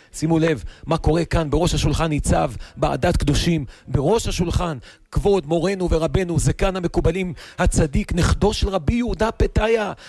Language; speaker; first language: Hebrew; native; Hebrew